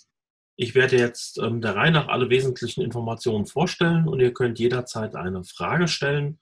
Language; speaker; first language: German; native; German